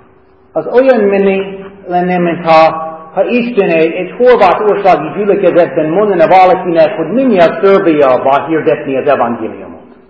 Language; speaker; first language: Hungarian; non-native, fluent; English